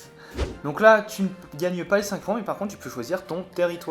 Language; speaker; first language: French; native; French